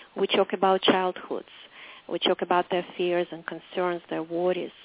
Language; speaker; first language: English; non-native, fluent; Russian